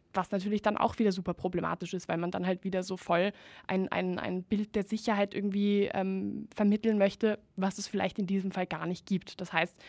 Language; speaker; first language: German; non-native, fluent; Spanish